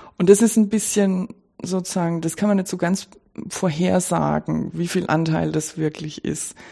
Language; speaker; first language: German; native; German